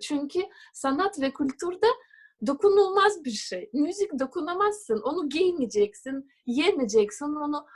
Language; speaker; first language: Turkish; non-native, fluent; Russian